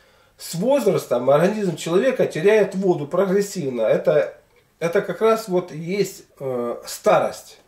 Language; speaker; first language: Russian; native; Russian